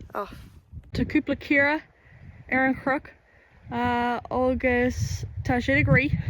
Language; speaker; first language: Irish; non-native, local second language; English